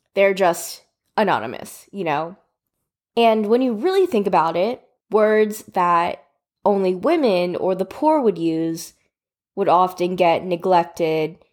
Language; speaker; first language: English; native; English